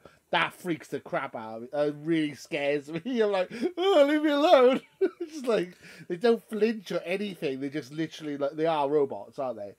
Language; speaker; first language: English; native; English